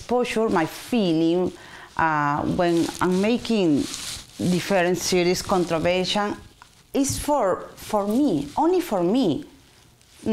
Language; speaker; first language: English; non-native, learner; Spanish